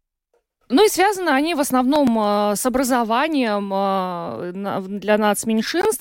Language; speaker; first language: Russian; native; Russian